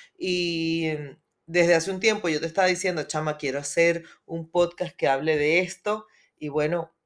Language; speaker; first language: Spanish; native; Spanish